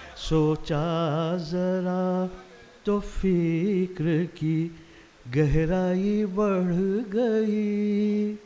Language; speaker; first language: Urdu; native; Urdu